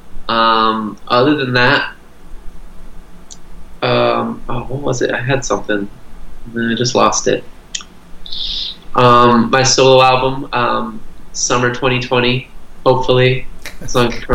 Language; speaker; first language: English; early bilingual, other home language; Portuguese